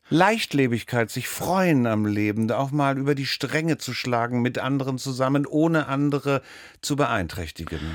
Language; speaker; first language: German; native; German